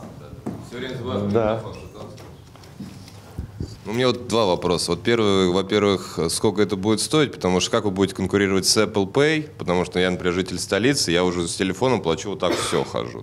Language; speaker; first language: Russian; native; Russian